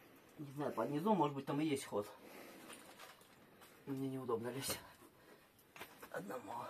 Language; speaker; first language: Russian; native; Russian